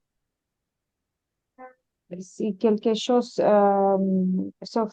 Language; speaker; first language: French; non-native, learner; Ukrainian